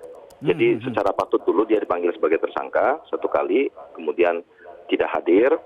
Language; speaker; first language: Indonesian; native; Indonesian